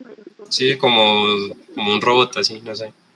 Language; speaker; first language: Spanish; native; Spanish